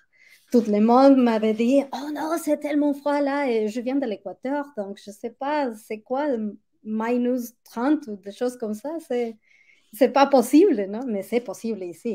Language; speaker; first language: French; non-native, fluent; Spanish